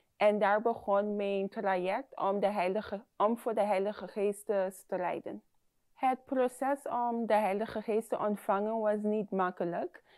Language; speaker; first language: Dutch; non-native, fluent; English